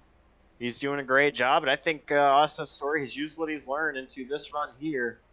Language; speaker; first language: English; native; English